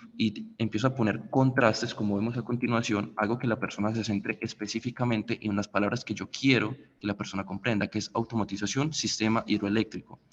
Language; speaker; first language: Spanish; native; Spanish